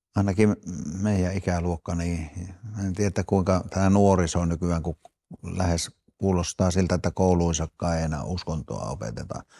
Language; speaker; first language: Finnish; native; Finnish